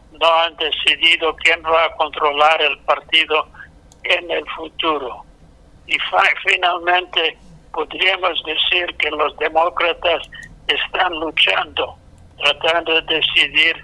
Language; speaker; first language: Spanish; non-native, fluent; English